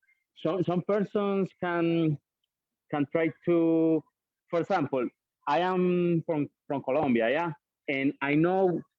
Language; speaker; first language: English; non-native, learner; Spanish